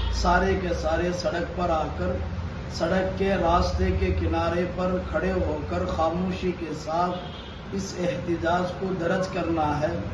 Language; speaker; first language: Urdu; native; Urdu